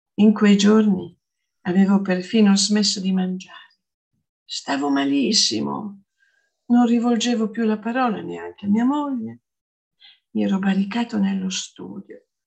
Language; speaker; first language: Italian; native; Italian